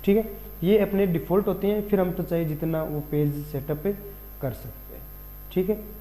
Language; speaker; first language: Hindi; native; Hindi